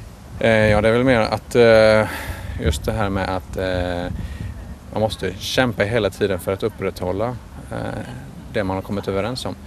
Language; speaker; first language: Swedish; native; Swedish